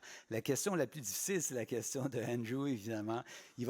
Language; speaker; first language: French; native; French